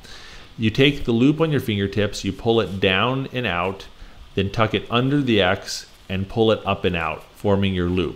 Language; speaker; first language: English; native; English